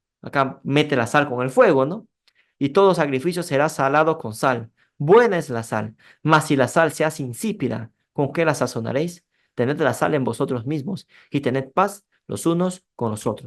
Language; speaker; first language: Spanish; native; Spanish